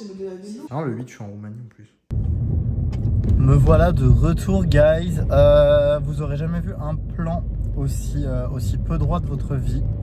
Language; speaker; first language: French; native; French